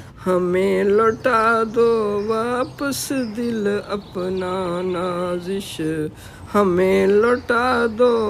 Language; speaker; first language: Urdu; native; Urdu